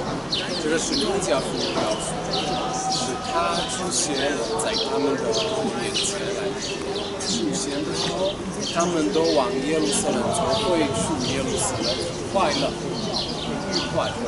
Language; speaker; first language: Chinese; non-native, fluent; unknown